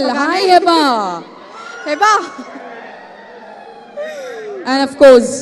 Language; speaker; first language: Telugu; native; Telugu